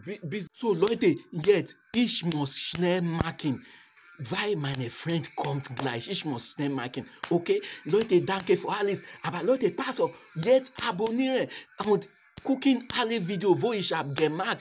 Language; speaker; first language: German; non-native, learner; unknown